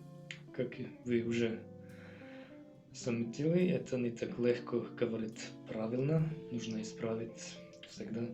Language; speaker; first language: Russian; non-native, learner; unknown